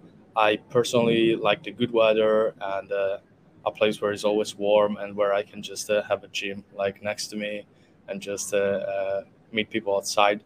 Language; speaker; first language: English; non-native, fluent; Italian